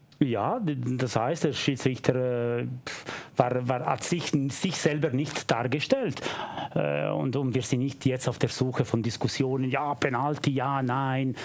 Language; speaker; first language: German; non-native, local second language; Italian